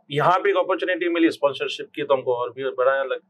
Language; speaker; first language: Hindi; native; Hindi